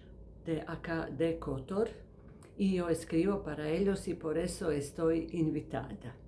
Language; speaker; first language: Spanish; non-native, fluent; Croatian